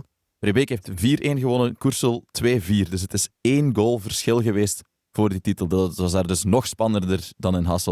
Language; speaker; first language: Dutch; native; Dutch